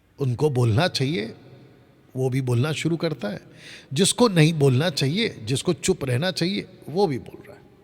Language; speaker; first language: Hindi; non-native, local second language; Telugu